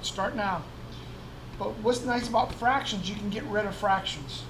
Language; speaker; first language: English; native; English